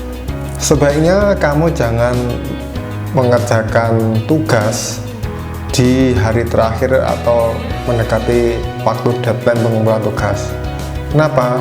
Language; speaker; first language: Indonesian; native; Indonesian